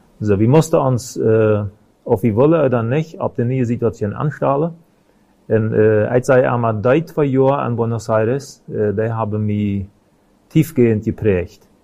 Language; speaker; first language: German; non-native, local second language; Plautdietsch